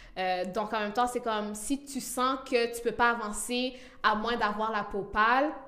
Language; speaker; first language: French; early bilingual, other home language; Rundi